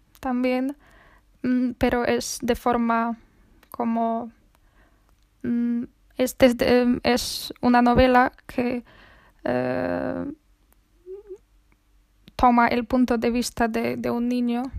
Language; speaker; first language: Spanish; non-native, fluent; Polish